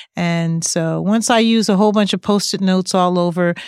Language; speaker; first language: English; native; English